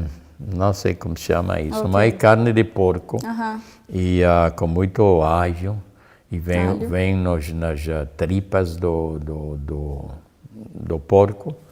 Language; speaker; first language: Portuguese; non-native, fluent; German